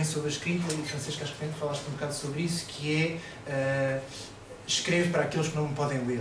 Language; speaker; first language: Portuguese; native; Portuguese